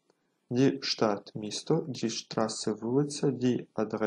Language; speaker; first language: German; non-native, fluent; Ukrainian